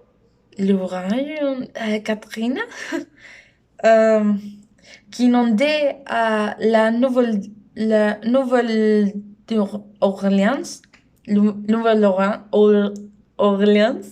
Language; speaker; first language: French; non-native, learner; Spanish